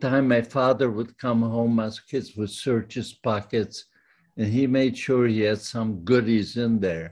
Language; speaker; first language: English; non-native, fluent; Yiddish